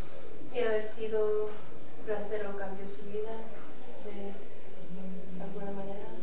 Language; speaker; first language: Spanish; early bilingual, heritage; Spanish